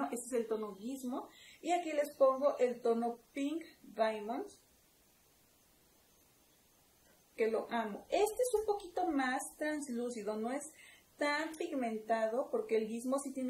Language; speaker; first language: Spanish; native; Spanish